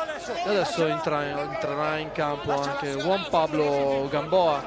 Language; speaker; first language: Italian; native; Italian